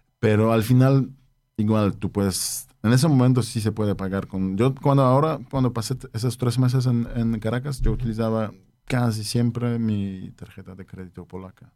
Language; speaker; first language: Spanish; non-native, fluent; Polish